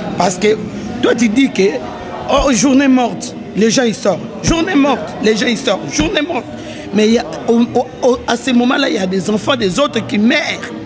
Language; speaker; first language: French; non-native, local second language; Lingala